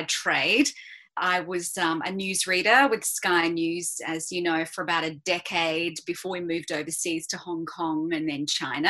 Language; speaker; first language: English; native; English